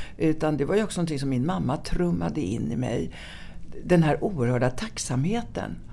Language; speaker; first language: Swedish; early bilingual, other home language; Italian